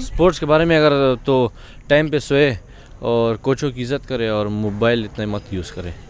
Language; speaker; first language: Urdu; non-native, local second language; Pashto